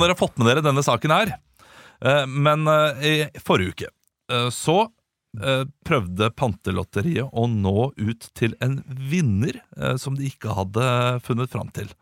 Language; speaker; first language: Norwegian; native; Norwegian